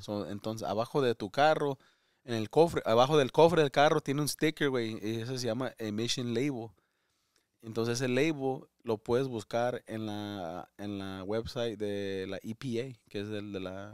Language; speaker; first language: Spanish; early bilingual, other home language; English